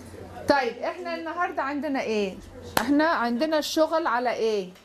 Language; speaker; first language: Arabic; non-native, fluent; English